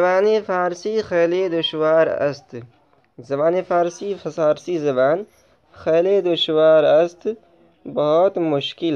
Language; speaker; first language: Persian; non-native, fluent; Urdu